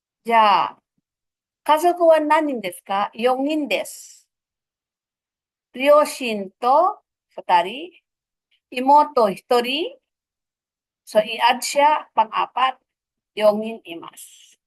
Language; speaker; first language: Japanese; non-native, fluent; Filipino